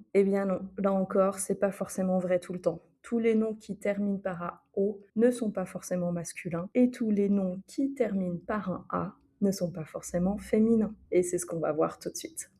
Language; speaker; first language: French; native; French